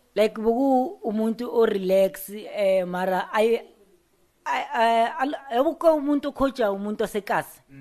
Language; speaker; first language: Zulu; non-native, local second language; South Ndebele